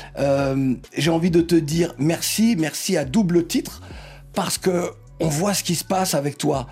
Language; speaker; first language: French; native; French